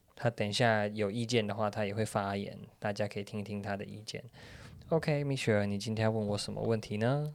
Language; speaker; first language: Chinese; early bilingual, heritage; Chinese